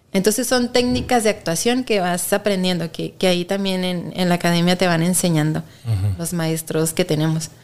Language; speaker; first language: Spanish; native; Spanish